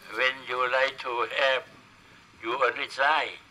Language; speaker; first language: English; non-native, learner; Thai